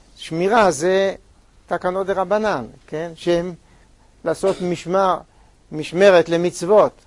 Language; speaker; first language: Hebrew; native; Hebrew